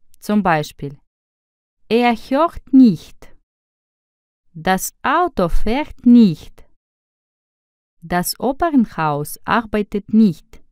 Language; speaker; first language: German; non-native, fluent; Russian